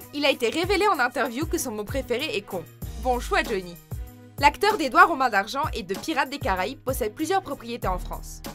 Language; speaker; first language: French; native; French